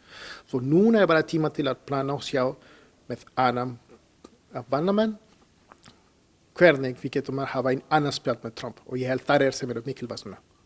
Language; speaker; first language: Icelandic; non-native, learner; Spanish